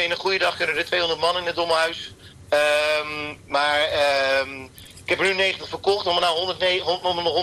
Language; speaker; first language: Dutch; native; Dutch